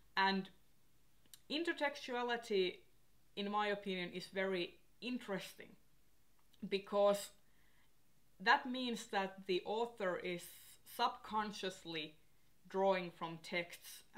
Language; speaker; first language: English; non-native, fluent; Finnish